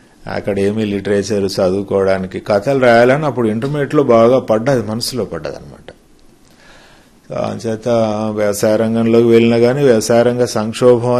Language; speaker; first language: Telugu; native; Telugu